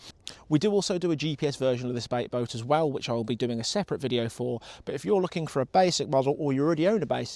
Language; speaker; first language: English; native; English